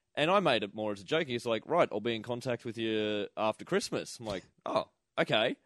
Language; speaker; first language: English; native; English